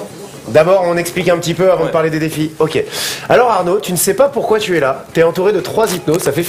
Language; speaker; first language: French; native; French